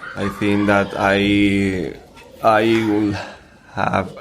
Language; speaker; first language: English; non-native, learner; Spanish